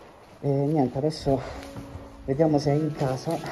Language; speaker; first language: Italian; native; Italian